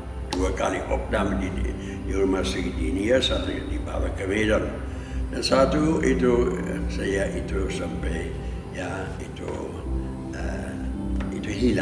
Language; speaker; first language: Indonesian; non-native, fluent; Dutch